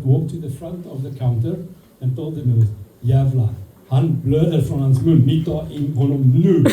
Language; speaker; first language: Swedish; non-native, learner; Afrikaans